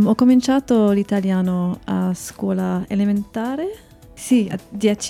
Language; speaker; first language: Italian; non-native, fluent; English